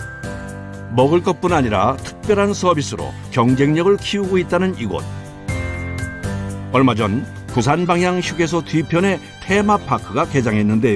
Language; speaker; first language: Korean; native; Korean